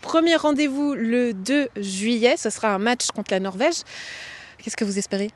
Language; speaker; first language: French; native; French